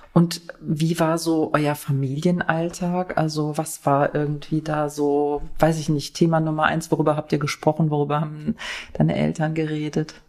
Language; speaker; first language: German; native; German